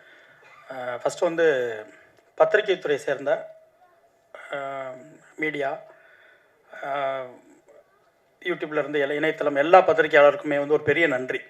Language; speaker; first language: Tamil; native; Tamil